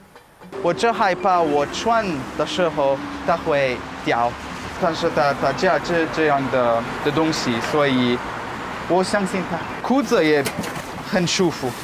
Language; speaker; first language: Chinese; non-native, learner; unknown